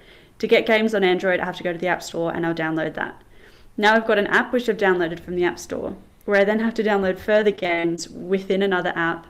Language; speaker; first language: English; native; English